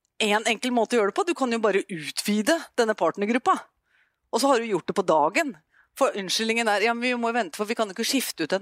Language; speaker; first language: Norwegian; native; Norwegian